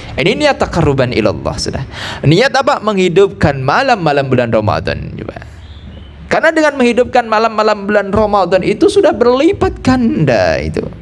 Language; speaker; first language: Malay; non-native, local second language; Javanese